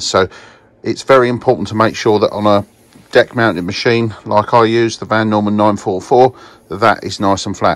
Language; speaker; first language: English; native; English